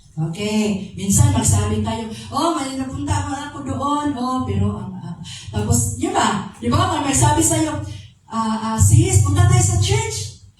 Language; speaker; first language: Filipino; non-native, local second language; Cebuano